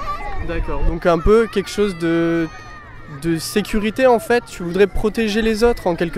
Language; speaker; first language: French; native; French